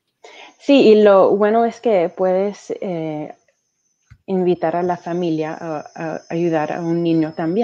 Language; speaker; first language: Spanish; early bilingual, heritage; Spanish